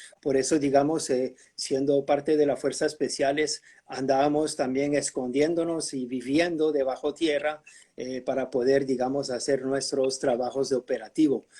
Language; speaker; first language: Spanish; early bilingual, heritage; Spanish